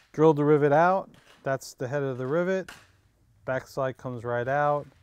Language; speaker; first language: English; native; English